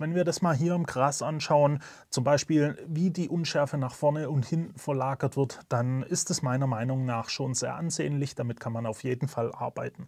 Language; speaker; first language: German; native; German